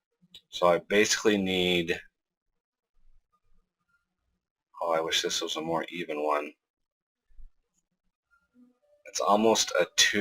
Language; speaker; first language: English; native; English